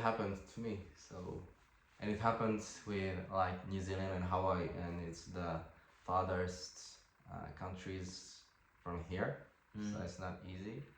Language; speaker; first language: English; non-native, fluent; French